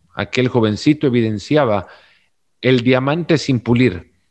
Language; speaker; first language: Spanish; native; Spanish